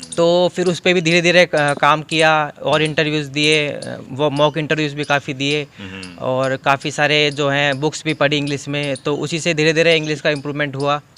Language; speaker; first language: Hindi; native; Hindi